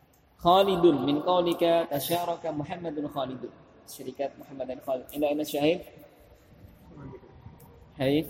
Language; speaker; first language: Arabic; non-native, fluent; Indonesian